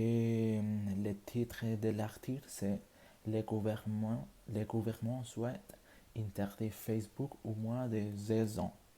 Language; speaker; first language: French; non-native, learner; Spanish